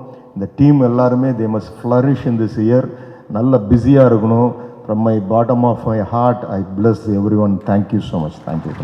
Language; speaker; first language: Tamil; native; Tamil